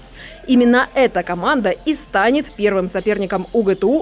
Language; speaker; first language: Russian; native; Russian